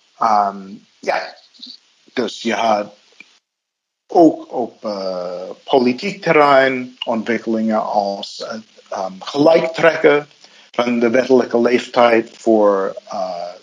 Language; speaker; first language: Dutch; non-native, fluent; English